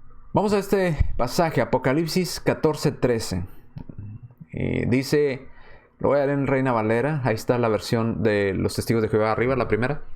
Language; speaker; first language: Spanish; native; Spanish